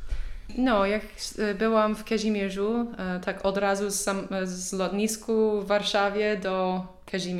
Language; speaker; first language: Polish; non-native, learner; English